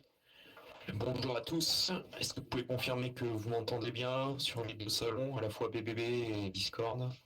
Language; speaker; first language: French; native; French